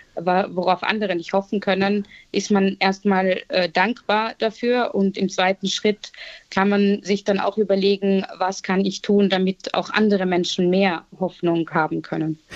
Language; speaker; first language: German; native; German